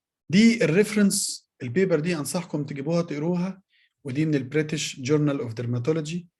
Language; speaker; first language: Arabic; native; Arabic